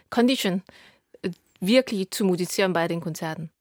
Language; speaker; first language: German; non-native, fluent; Korean